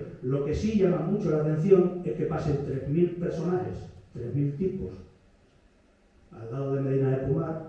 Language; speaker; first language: Spanish; native; Spanish